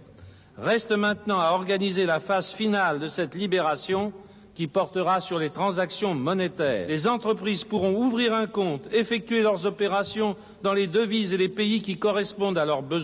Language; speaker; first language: French; native; French